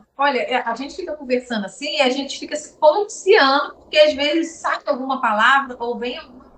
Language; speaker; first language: Portuguese; native; Portuguese